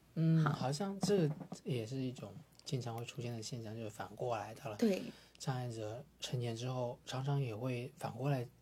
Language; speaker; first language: Chinese; non-native, local second language; Hakka Chinese